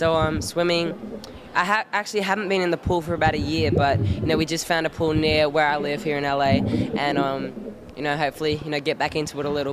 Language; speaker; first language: English; native; English